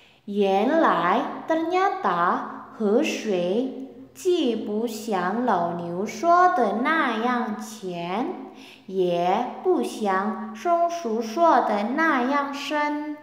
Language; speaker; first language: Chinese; non-native, fluent; Indonesian